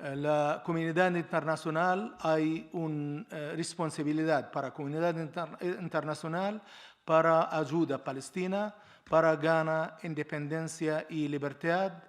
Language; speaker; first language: Spanish; non-native, learner; Arabic